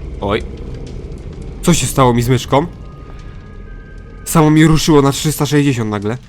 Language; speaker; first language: Polish; native; Polish